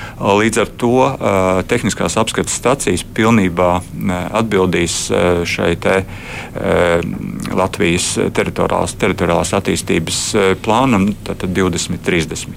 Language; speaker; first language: Latvian; native; Latvian